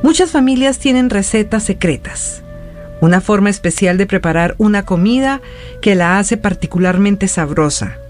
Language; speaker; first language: Spanish; native; Spanish